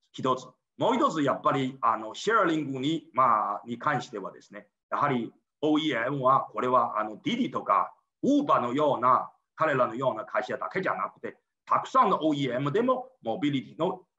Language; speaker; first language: Japanese; non-native, fluent; Chinese